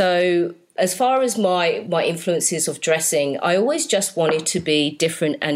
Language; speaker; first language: English; native; English